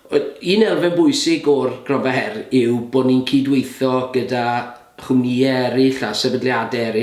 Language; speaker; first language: Welsh; native; Welsh